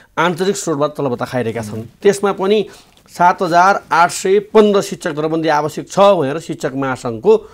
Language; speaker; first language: Nepali; native; Nepali